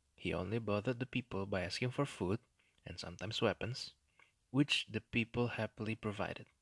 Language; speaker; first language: English; non-native, fluent; Indonesian